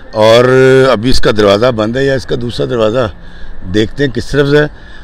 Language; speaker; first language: Urdu; non-native, local second language; Punjabi